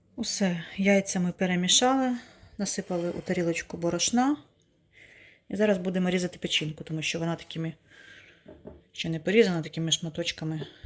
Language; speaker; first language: Ukrainian; non-native, local second language; Russian